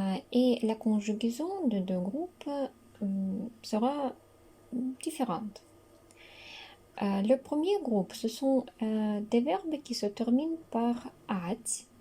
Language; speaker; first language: French; non-native, fluent; Russian